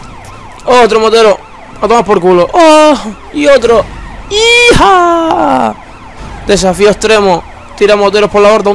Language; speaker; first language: Spanish; native; Spanish